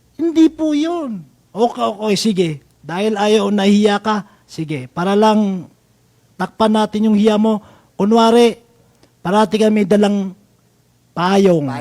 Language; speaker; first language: Filipino; non-native, local second language; Maranao